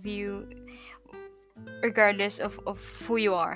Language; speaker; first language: English; non-native, local second language; Filipino